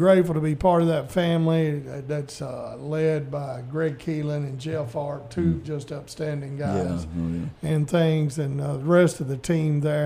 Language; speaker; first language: English; native; English